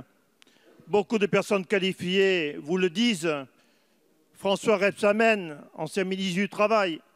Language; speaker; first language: French; native; French